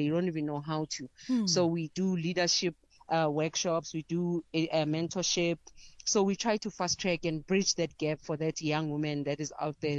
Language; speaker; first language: English; non-native, local second language; Zulu